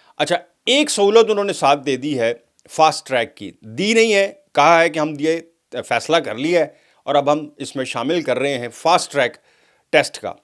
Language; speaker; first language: Urdu; native; Urdu